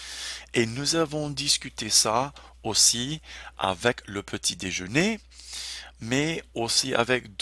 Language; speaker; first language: French; non-native, fluent; English